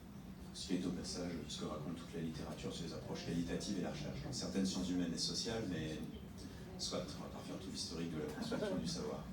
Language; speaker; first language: French; native; French